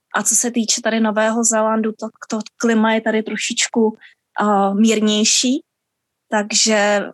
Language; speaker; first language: Czech; native; Czech